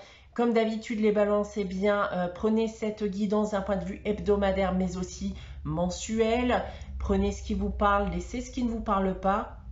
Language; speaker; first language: French; native; French